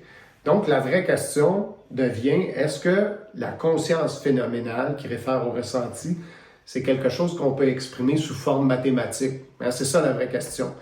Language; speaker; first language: French; native; French